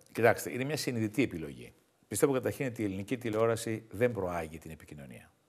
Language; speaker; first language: Greek; native; Greek